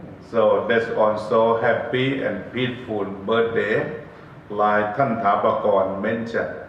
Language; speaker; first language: English; non-native, learner; Thai